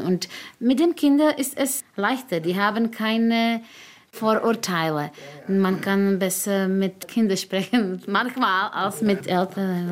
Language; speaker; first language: German; non-native, fluent; Czech